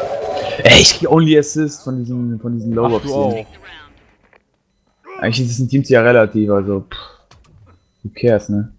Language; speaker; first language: German; native; German